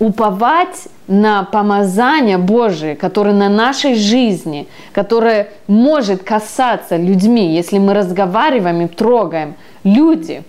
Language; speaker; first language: Russian; early bilingual, heritage; Russian